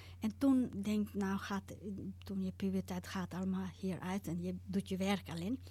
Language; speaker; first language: Dutch; non-native, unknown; Tibetan